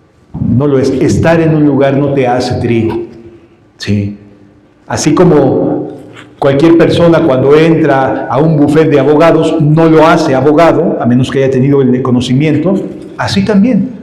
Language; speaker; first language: Spanish; native; Spanish